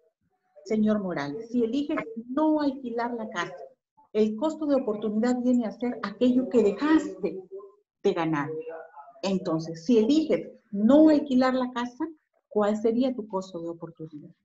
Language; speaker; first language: Spanish; native; Spanish